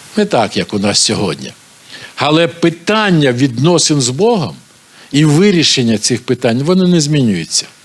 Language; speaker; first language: Ukrainian; non-native, local second language; Russian